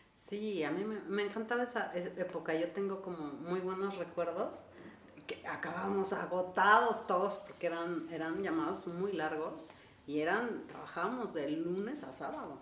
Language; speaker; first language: Spanish; native; Spanish